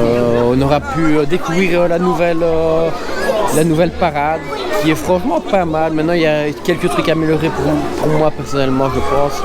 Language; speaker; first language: French; native; French